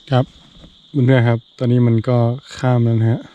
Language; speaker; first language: Thai; non-native, local second language; S'gaw Karen